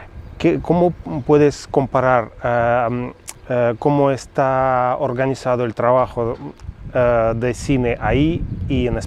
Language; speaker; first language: Spanish; non-native, fluent; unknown